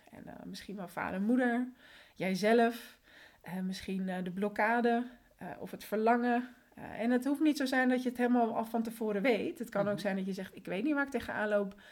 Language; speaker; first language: Dutch; early bilingual, other home language; Spanish